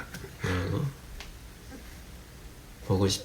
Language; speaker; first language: Korean; non-native, fluent; Japanese